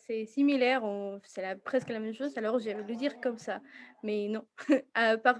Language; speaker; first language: French; non-native, fluent; Spanish